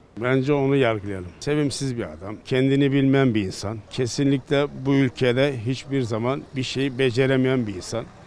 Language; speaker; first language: Turkish; non-native, local second language; Kurdish